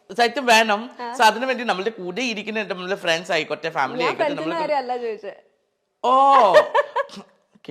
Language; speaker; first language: Malayalam; non-native, fluent; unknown